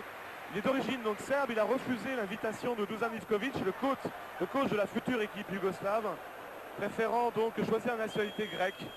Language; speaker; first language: French; native; French